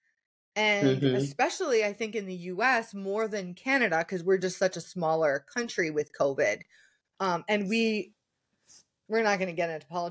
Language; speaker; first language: English; native; English